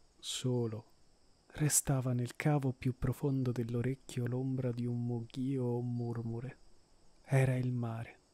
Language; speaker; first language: Italian; native; Italian